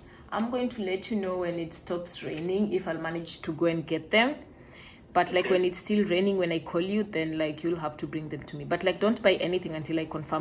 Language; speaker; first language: English; non-native, local second language; Luo (Kenya and Tanzania)